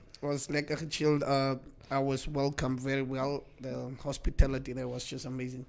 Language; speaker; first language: English; non-native, local second language; Afrikaans